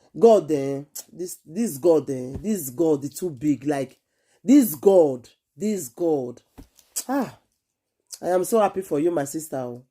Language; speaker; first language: Nigerian Pidgin; native; Nigerian Pidgin